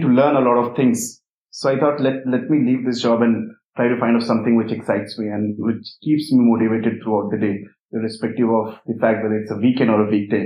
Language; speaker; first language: English; non-native, local second language; Hindi